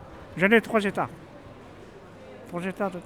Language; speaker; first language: French; non-native, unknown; Hmong